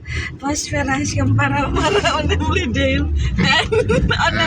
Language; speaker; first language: Turkish; non-native, learner; Indonesian